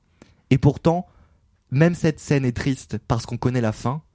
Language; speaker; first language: French; native; French